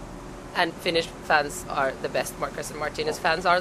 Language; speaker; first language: English; non-native, fluent; Finnish